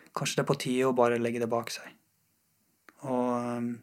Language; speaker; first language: Norwegian; non-native, fluent; Persian